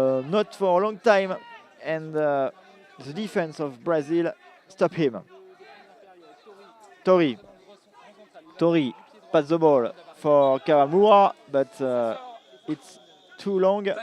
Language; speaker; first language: English; non-native, learner; French